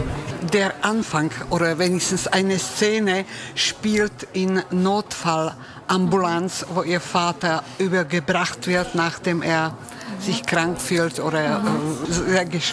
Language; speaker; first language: German; non-native, fluent; Czech